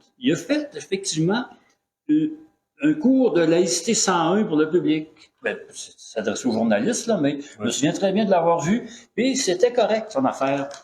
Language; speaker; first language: French; native; French